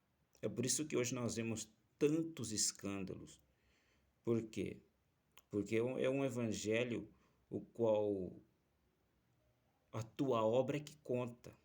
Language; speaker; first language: Portuguese; native; Portuguese